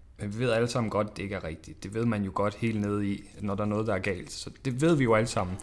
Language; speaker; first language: Danish; non-native, fluent; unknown